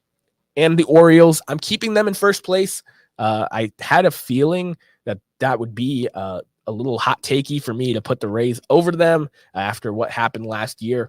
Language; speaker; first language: English; native; English